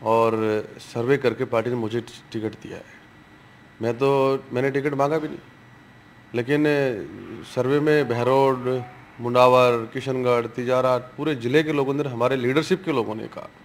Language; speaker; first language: Hindi; native; Hindi